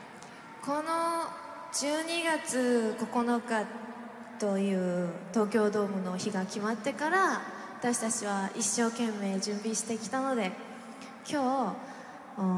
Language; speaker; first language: Japanese; non-native, fluent; Korean